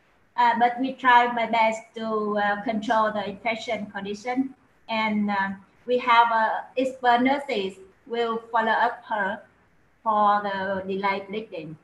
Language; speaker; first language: English; non-native, learner; Vietnamese